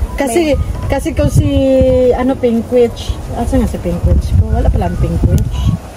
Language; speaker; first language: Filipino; non-native, local second language; Cebuano